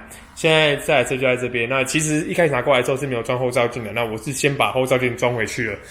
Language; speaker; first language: Chinese; native; Chinese